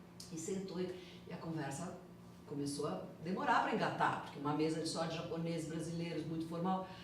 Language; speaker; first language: Portuguese; native; Portuguese